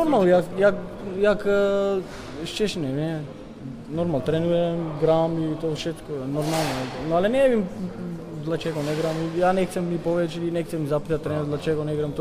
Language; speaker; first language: Polish; non-native, learner; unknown